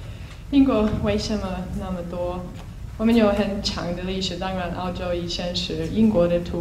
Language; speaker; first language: Chinese; non-native, fluent; English